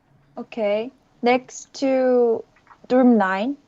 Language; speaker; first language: English; non-native, learner; Korean